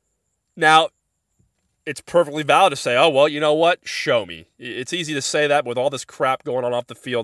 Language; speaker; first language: English; native; English